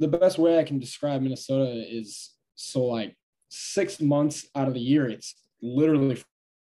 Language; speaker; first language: English; native; English